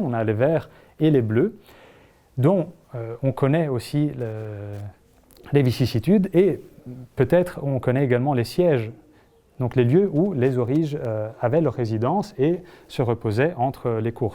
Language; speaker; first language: French; non-native, fluent; Italian